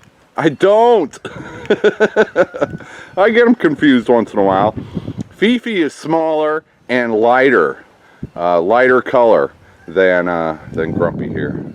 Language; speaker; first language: English; native; English